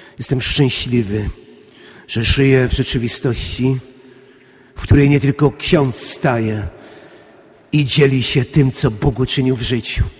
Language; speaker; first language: Polish; native; Polish